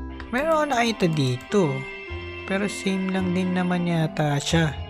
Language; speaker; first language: Filipino; native; Filipino